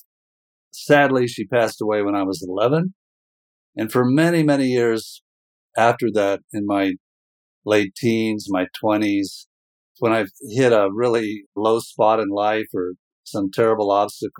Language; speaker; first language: English; native; English